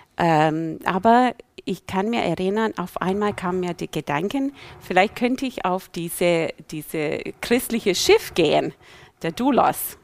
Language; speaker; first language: German; non-native, fluent; English